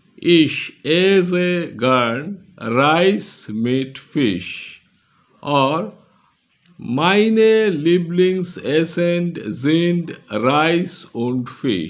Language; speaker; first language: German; non-native, learner; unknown